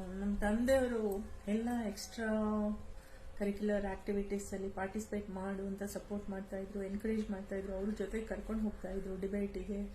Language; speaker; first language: Kannada; non-native, local second language; Kodava